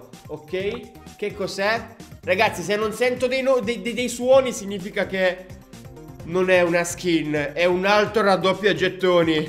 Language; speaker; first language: Italian; native; Italian